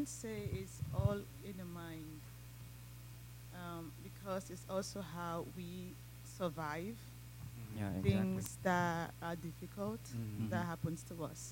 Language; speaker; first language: English; non-native, local second language; Igbo